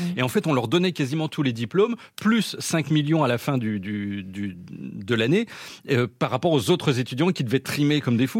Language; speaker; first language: French; native; French